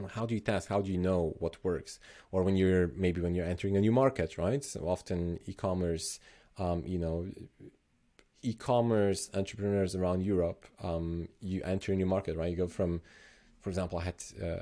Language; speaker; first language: English; non-native, fluent; Slovenian